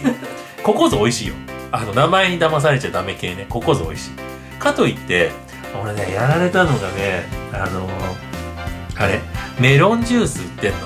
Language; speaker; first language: Japanese; native; Japanese